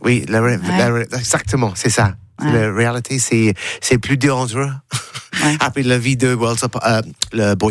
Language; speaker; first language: French; non-native, learner; English